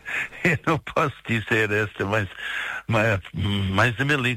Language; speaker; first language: Portuguese; non-native, fluent; English